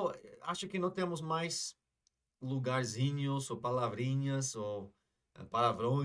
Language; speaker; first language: Portuguese; non-native, fluent; English